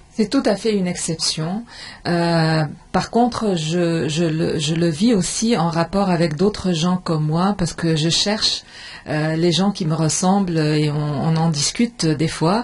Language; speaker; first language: French; non-native, fluent; Arabic